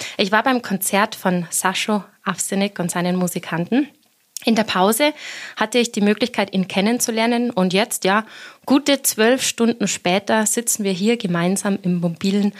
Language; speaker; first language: German; native; German